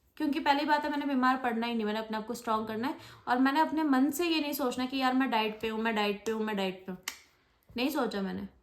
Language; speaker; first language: Hindi; non-native, local second language; Bangla